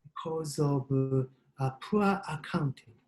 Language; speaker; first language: English; non-native, learner; Japanese